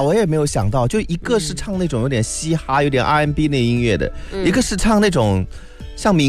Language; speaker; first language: Chinese; non-native, local second language; Wu Chinese